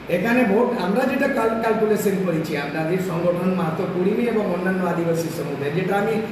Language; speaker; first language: Bangla; non-native, local second language; Santali